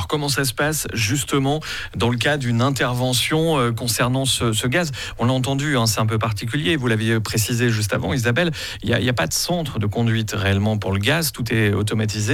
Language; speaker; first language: French; native; French